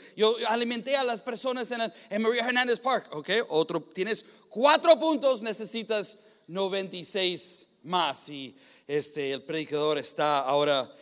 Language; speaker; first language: Spanish; non-native, fluent; English